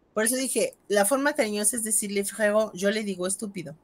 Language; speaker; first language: Spanish; native; Spanish